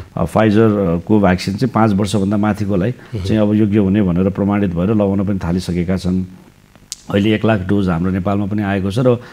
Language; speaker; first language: Nepali; native; Nepali